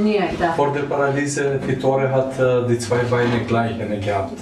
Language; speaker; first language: German; non-native, learner; Albanian